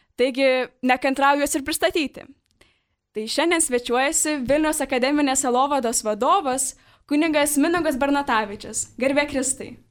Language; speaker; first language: Lithuanian; native; Lithuanian